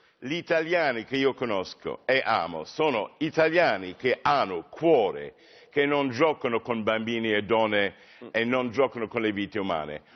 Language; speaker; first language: Italian; non-native, fluent; English